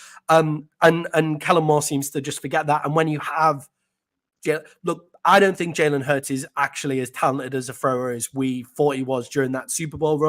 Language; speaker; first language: English; native; English